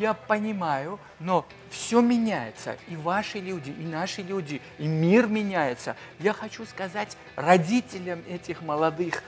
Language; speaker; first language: Russian; non-native, fluent; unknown